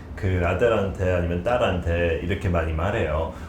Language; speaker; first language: Korean; non-native, fluent; English